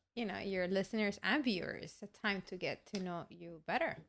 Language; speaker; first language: English; early bilingual, other home language; Spanish